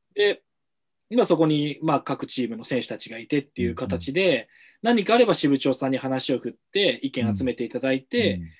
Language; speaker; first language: Japanese; native; Japanese